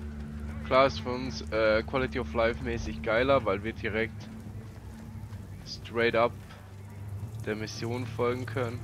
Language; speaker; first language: German; native; German